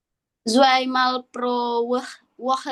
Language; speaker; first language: German; non-native, learner; Indonesian